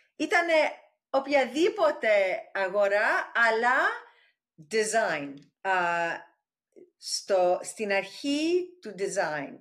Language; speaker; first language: Greek; early bilingual, heritage; English